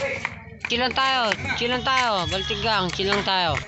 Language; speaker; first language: Filipino; native; Filipino